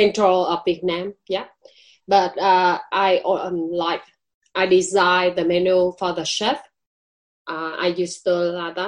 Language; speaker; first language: English; non-native, learner; Vietnamese